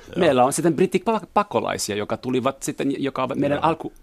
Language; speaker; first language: Finnish; non-native, fluent; French